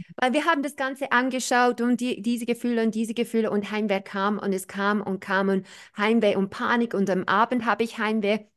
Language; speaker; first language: German; non-native, fluent; English